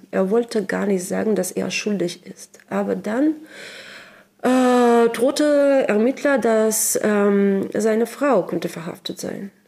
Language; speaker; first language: German; non-native, learner; Russian